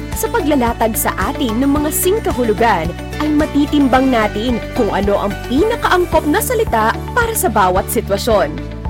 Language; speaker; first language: Filipino; native; Filipino